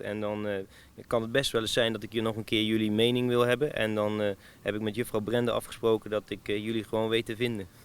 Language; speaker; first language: Dutch; native; Dutch